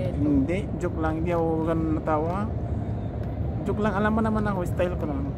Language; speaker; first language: Filipino; non-native, learner; Persian